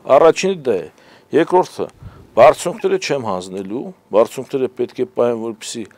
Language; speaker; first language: Armenian; native; Armenian